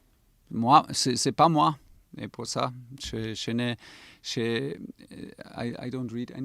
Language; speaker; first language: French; non-native, fluent; German